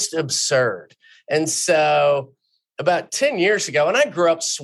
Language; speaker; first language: English; native; English